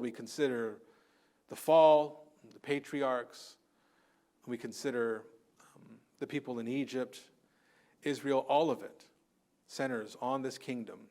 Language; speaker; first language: English; native; English